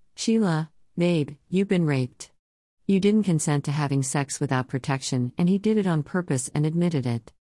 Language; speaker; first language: English; native; English